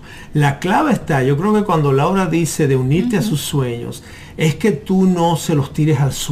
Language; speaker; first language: Spanish; native; Spanish